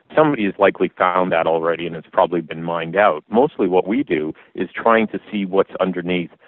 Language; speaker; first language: English; native; English